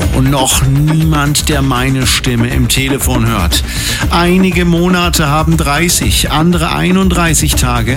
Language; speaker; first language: German; native; German